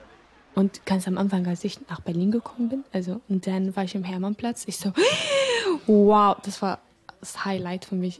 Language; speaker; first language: German; early bilingual, other home language; Arabic